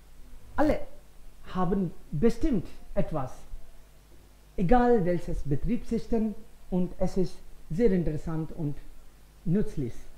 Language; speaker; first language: German; non-native, fluent; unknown